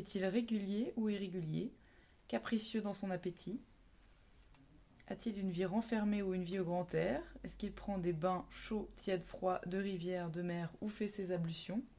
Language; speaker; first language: French; native; French